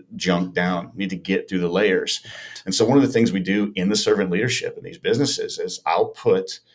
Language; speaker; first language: English; native; English